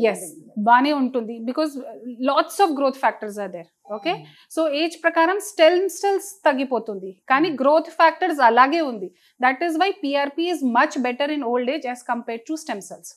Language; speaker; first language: Telugu; non-native, fluent; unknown